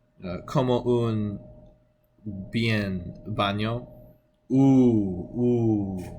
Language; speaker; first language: Spanish; non-native, learner; English